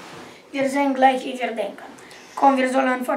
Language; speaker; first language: German; non-native, learner; Romanian